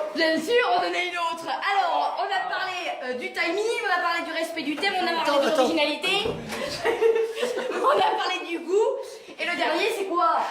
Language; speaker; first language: French; native; French